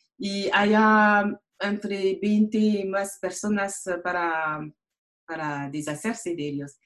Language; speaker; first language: Spanish; non-native, learner; French